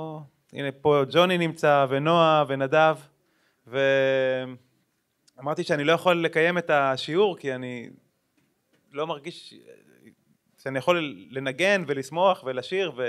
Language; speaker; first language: Hebrew; native; Hebrew